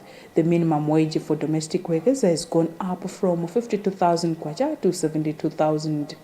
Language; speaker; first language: English; non-native, local second language; Nyanja